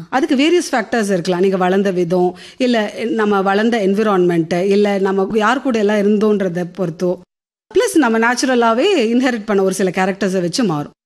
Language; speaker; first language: Tamil; non-native, local second language; Telugu